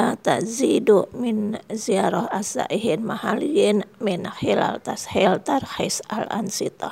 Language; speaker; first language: Arabic; non-native, fluent; Indonesian